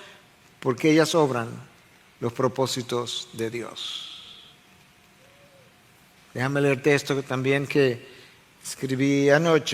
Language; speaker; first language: Spanish; native; Spanish